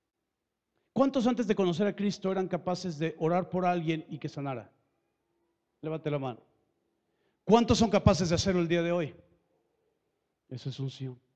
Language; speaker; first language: Spanish; native; Spanish